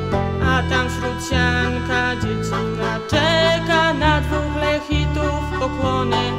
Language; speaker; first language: Polish; native; Polish